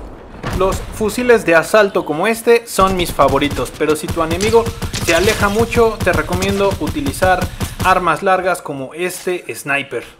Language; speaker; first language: Spanish; native; Spanish